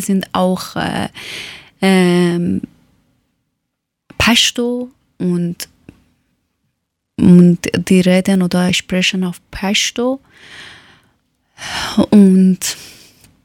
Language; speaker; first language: German; non-native, learner; Persian